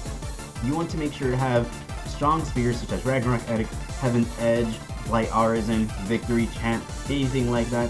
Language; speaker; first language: English; native; English